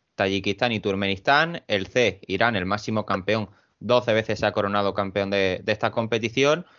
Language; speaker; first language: Spanish; native; Spanish